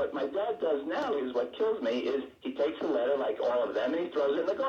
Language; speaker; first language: English; native; English